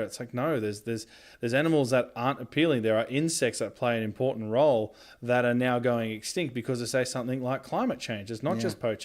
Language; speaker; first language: English; native; English